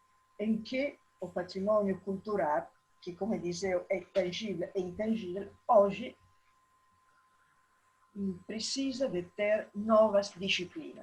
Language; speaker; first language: Portuguese; non-native, learner; Italian